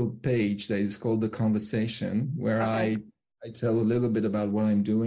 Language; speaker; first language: English; non-native, fluent; French